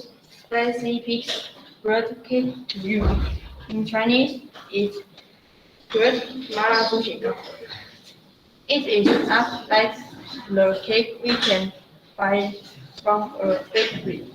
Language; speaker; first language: English; non-native, learner; Chinese